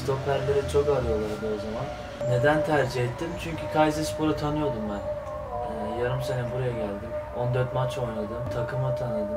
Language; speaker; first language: Turkish; early bilingual, heritage; Turkish